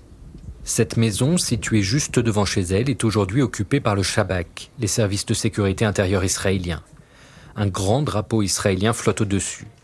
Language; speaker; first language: French; native; French